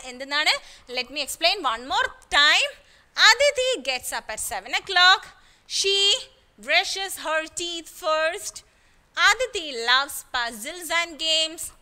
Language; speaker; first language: English; non-native, local second language; Malayalam